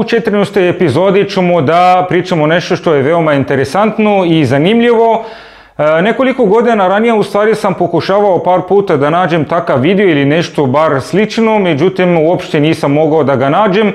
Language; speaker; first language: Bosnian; non-native, fluent; Arabic